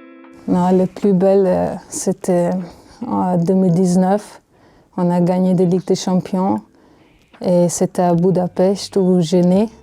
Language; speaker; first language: French; non-native, fluent; Hungarian